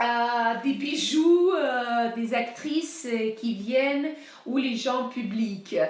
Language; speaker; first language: French; non-native, fluent; Russian